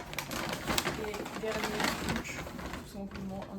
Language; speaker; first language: French; native; French